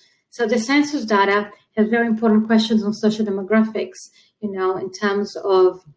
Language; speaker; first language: English; non-native, fluent; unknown